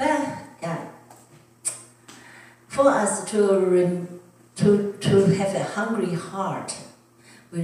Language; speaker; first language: English; non-native, learner; Chinese